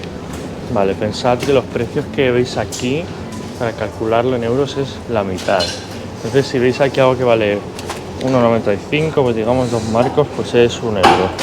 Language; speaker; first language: Spanish; native; Spanish